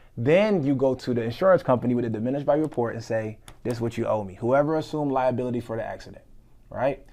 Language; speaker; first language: English; native; English